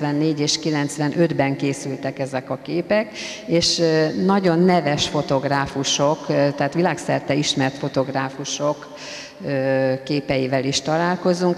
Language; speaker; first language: Hungarian; native; Hungarian